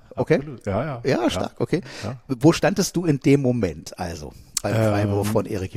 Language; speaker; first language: German; native; German